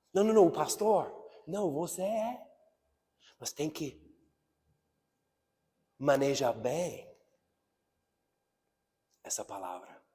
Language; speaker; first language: Portuguese; non-native, fluent; English